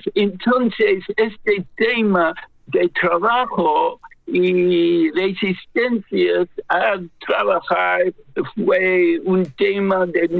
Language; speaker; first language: Spanish; non-native, fluent; English